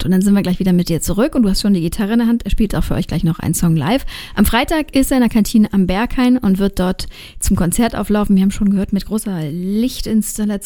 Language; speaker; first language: German; native; German